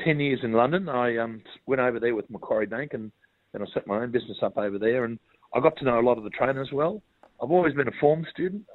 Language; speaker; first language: English; native; English